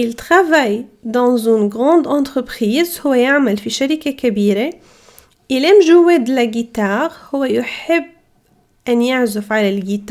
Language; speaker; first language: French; non-native, fluent; Arabic